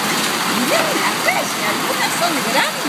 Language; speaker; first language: Spanish; native; Spanish